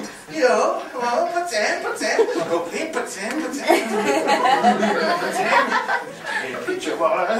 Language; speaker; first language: Czech; non-native, learner; English